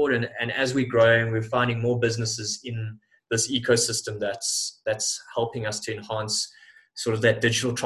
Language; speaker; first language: English; native; English